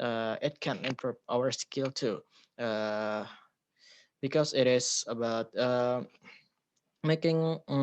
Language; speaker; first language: English; non-native, learner; Indonesian